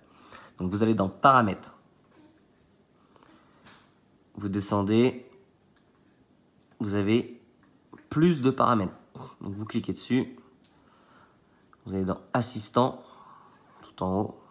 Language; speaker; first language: French; native; French